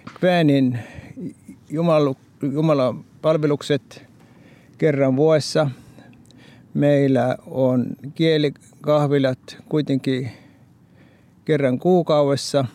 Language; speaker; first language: Finnish; early bilingual, heritage; Norwegian